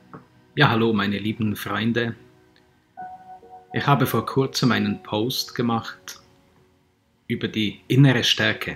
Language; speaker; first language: German; native; German